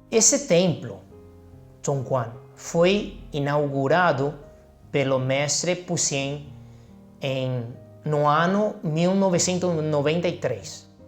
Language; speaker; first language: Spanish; non-native, fluent; Chinese